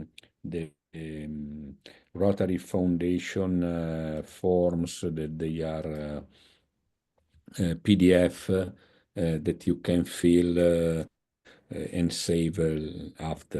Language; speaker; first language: English; non-native, fluent; Italian